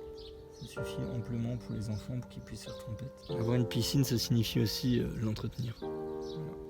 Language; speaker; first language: French; native; French